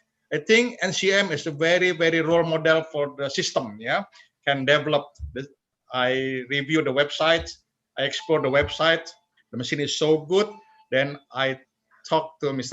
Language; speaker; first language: English; non-native, fluent; Indonesian